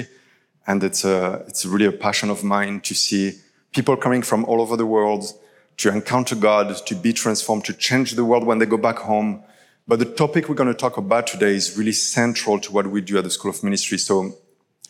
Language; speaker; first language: English; non-native, fluent; French